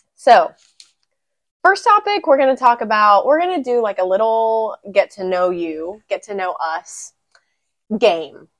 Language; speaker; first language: English; native; English